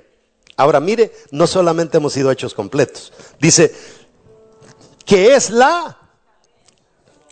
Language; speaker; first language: Spanish; native; Spanish